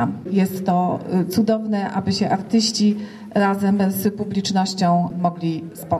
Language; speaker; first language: Polish; native; Polish